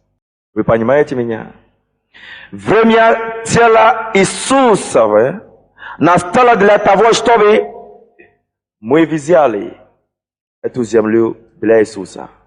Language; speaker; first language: Russian; non-native, fluent; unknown